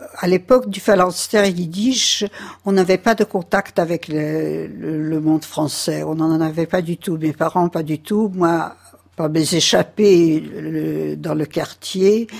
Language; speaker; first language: French; early bilingual, other home language; Yiddish